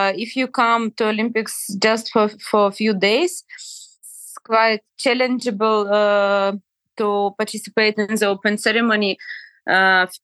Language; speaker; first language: English; non-native, fluent; Ukrainian